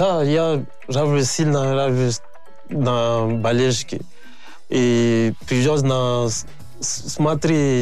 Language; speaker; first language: Russian; non-native, learner; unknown